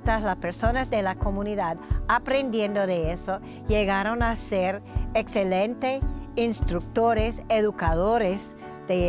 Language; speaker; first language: Spanish; non-native, fluent; English